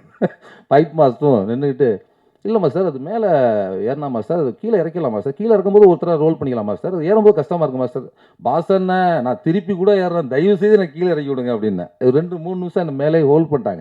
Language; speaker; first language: Tamil; native; Tamil